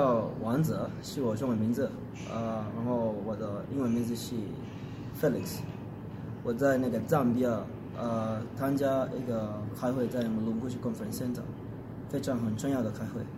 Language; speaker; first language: Chinese; non-native, learner; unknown